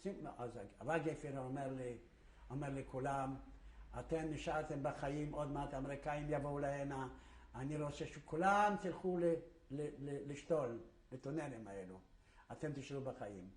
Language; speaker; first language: Hebrew; non-native, fluent; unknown